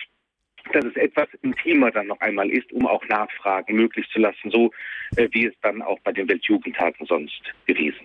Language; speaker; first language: German; native; German